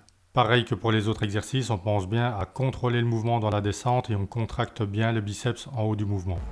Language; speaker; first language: French; native; French